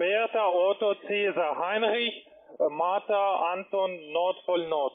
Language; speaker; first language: German; non-native, learner; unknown